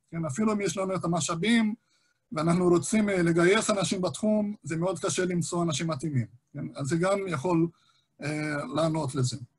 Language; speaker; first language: Hebrew; non-native, fluent; Portuguese